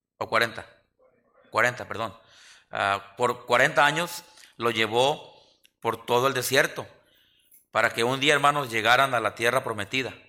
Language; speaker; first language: Spanish; native; Spanish